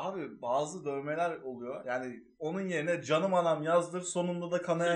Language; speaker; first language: Turkish; native; Turkish